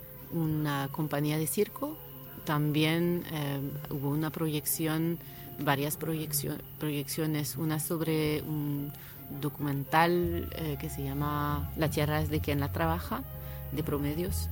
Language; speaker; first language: Spanish; non-native, fluent; French